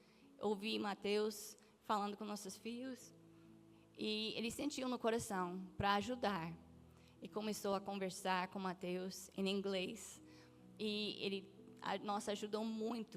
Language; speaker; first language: Portuguese; non-native, fluent; English